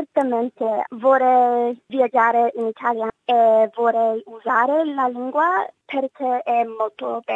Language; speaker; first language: Italian; non-native, learner; English